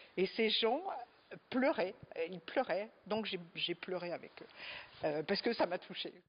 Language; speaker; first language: French; native; French